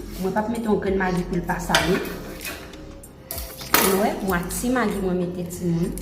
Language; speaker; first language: French; early bilingual, heritage; Haitian Creole